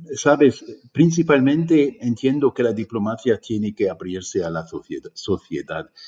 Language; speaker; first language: Spanish; non-native, fluent; German